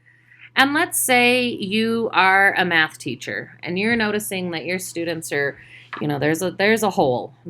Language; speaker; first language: English; native; English